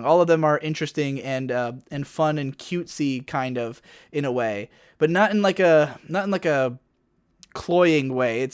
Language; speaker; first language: English; native; English